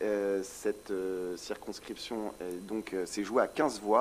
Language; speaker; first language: French; native; French